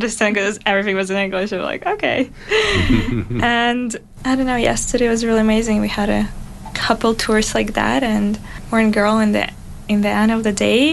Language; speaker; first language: English; non-native, fluent; Russian